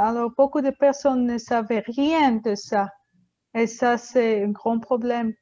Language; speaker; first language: French; non-native, learner; Spanish